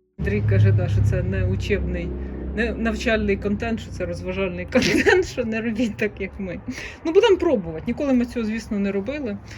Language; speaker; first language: Ukrainian; non-native, local second language; Russian